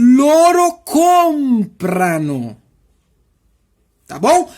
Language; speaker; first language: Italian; non-native, fluent; Portuguese